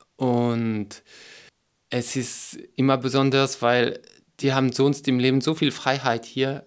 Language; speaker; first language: German; non-native, fluent; French